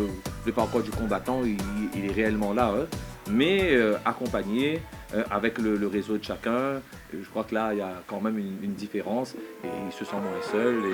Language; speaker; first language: French; native; French